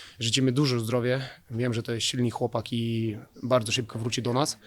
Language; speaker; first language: Polish; non-native, fluent; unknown